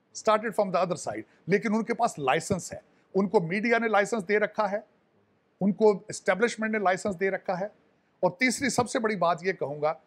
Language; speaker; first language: Urdu; non-native, local second language; Punjabi